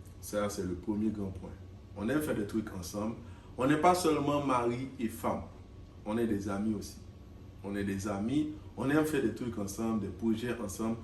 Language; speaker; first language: French; non-native, local second language; Haitian Creole